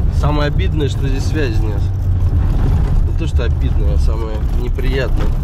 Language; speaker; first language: Russian; native; Russian